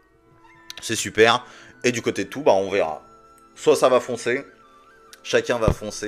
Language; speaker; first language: French; native; French